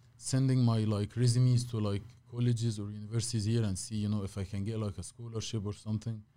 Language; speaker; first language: English; non-native, fluent; Arabic